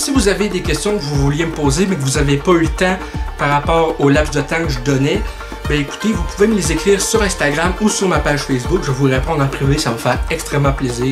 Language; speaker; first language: French; native; French